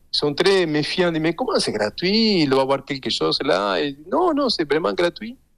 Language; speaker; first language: French; non-native, fluent; Spanish